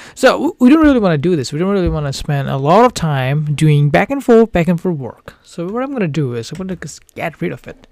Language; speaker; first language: English; non-native, fluent; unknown